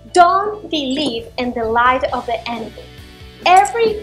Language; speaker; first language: English; non-native, fluent; Spanish